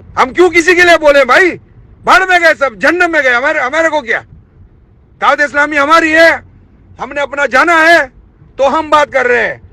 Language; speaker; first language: Urdu; native; Urdu